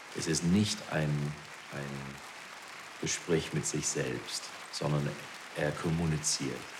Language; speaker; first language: German; non-native, fluent; English